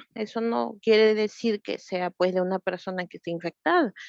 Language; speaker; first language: Spanish; native; Spanish